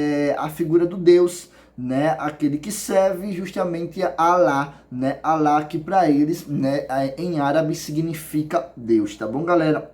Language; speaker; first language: Portuguese; native; Portuguese